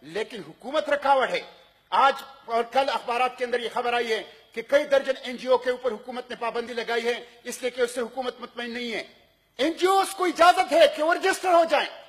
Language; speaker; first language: Urdu; non-native, local second language; Pashto